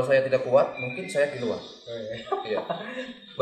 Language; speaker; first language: Indonesian; non-native, learner; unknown